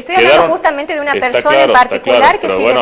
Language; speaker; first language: Spanish; native; Spanish